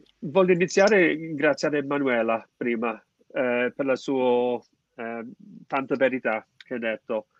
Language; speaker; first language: Italian; non-native, fluent; English